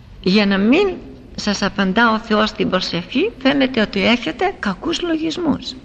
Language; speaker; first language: Greek; native; Greek